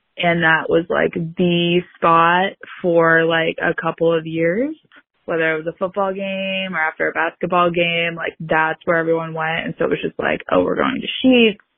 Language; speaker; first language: English; native; English